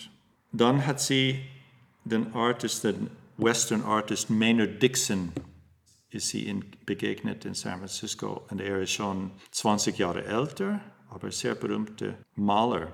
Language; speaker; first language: German; non-native, fluent; English